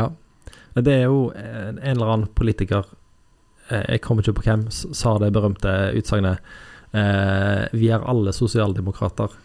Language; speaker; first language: Norwegian; native; Norwegian